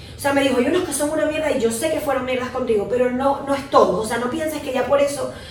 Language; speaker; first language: Spanish; native; Spanish